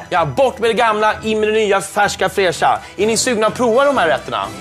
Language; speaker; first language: Swedish; native; Swedish